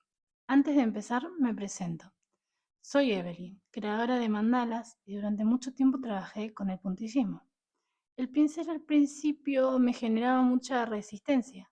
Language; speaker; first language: Spanish; native; Spanish